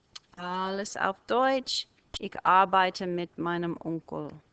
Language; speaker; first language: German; non-native, fluent; English